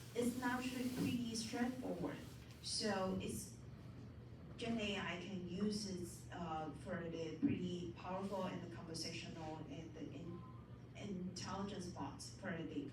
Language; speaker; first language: English; non-native, fluent; Chinese